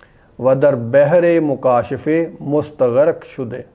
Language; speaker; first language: Persian; non-native, fluent; Urdu